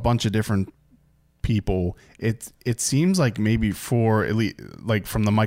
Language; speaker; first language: English; native; English